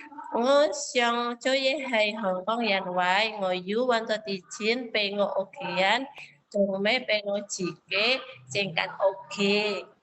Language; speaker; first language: Cantonese; non-native, learner; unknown